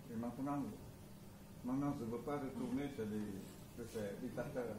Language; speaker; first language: French; non-native, learner; Khmer